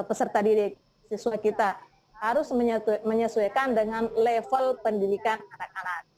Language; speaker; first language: Indonesian; native; Indonesian